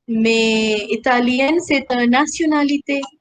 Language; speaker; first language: French; non-native, fluent; Hindi